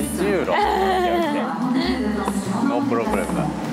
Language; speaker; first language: Japanese; native; Japanese